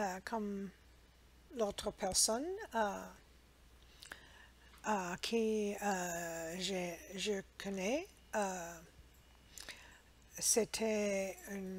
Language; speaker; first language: French; non-native, learner; English